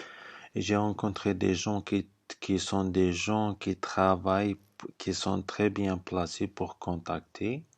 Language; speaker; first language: French; non-native, fluent; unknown